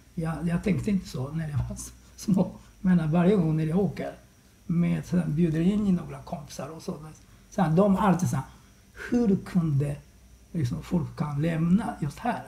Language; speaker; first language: Swedish; non-native, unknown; Japanese